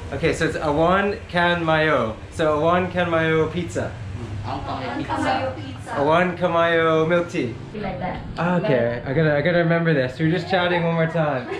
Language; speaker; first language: English; native; English